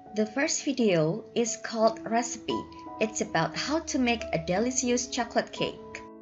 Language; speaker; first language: English; non-native, fluent; Indonesian